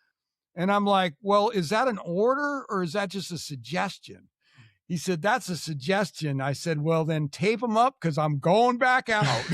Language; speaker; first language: English; native; English